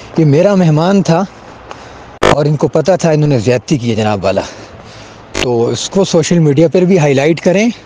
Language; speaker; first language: Urdu; non-native, local second language; Khowar